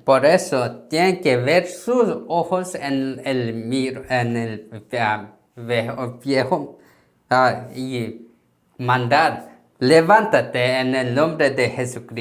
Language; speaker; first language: Spanish; non-native, learner; Korean